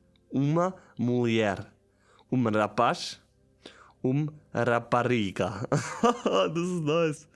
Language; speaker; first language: Portuguese; non-native, learner; French